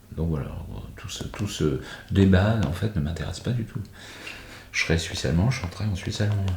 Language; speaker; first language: French; native; French